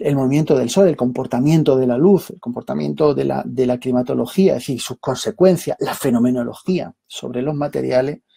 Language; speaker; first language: Spanish; native; Spanish